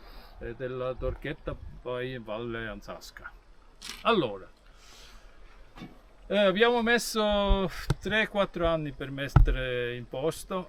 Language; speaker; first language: Italian; non-native, fluent; German